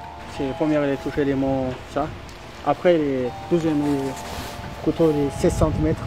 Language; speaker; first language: French; non-native, learner; Azerbaijani